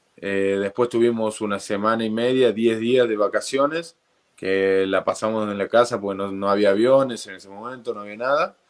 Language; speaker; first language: Spanish; native; Spanish